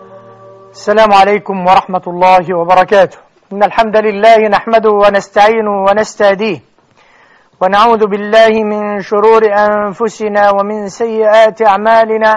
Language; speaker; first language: Arabic; native; Arabic